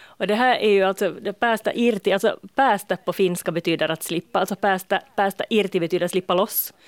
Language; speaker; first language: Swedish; native; Swedish